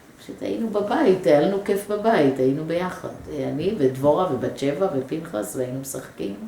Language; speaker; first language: Hebrew; early bilingual, other home language; English